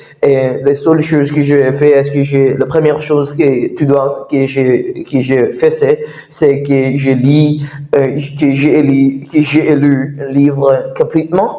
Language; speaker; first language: French; non-native, learner; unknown